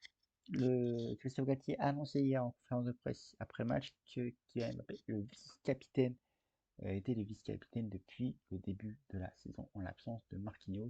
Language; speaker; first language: French; native; French